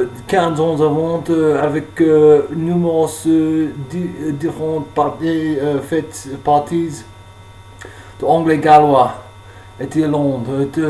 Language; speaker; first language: French; non-native, learner; English